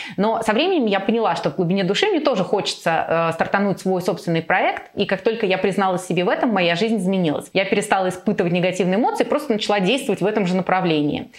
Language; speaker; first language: Russian; native; Russian